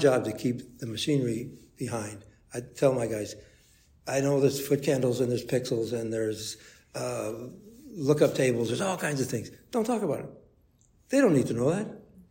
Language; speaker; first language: English; native; English